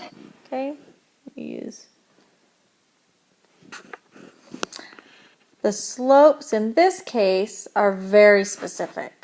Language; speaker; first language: English; native; English